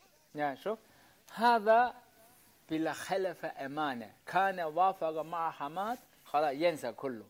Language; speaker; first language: Arabic; non-native, learner; Chinese